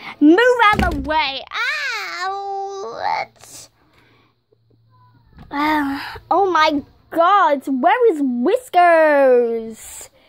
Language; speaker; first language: English; native; English